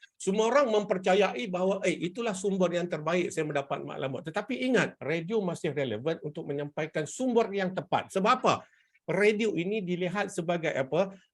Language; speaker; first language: Malay; native; Malay